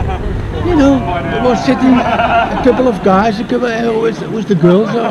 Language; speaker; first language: English; non-native, learner; Dutch